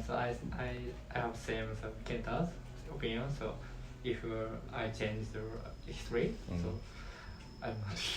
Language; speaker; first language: English; non-native, learner; Japanese